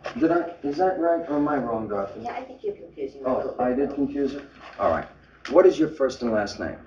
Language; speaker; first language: English; native; English